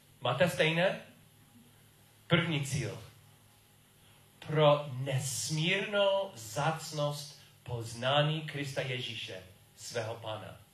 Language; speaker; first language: Czech; non-native, learner; English